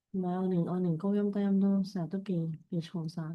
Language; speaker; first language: Cantonese; native; Cantonese